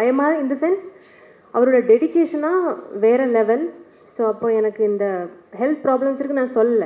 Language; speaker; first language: Tamil; non-native, learner; Malayalam